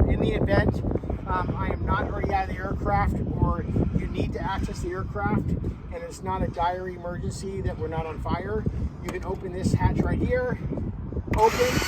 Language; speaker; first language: English; native; English